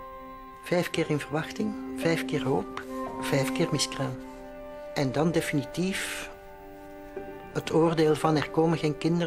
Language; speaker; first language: Dutch; native; Dutch